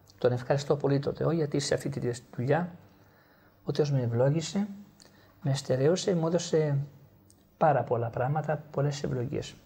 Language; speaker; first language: Greek; non-native, fluent; Italian